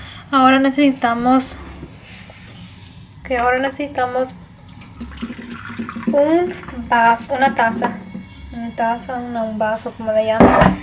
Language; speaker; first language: Spanish; early bilingual, heritage; Spanish